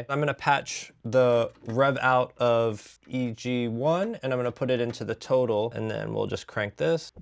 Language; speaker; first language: English; native; English